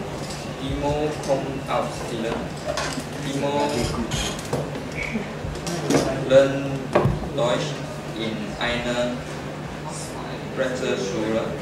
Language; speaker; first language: German; non-native, learner; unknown